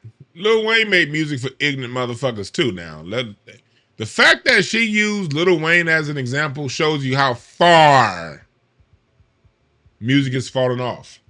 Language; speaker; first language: English; native; English